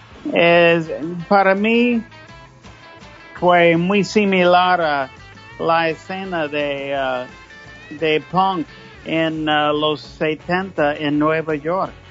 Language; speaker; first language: Spanish; non-native, fluent; English